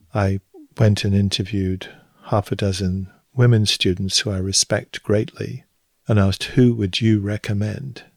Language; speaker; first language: English; native; English